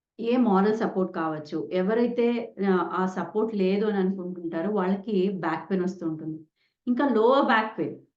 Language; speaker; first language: Telugu; non-native, local second language; Kannada